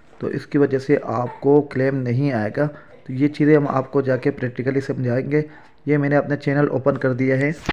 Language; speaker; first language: Urdu; native; Urdu